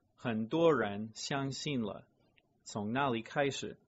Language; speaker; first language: Chinese; non-native, fluent; English